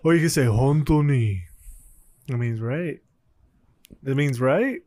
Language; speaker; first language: English; early bilingual, other home language; Spanish